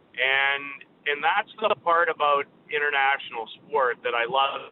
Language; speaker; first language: English; native; English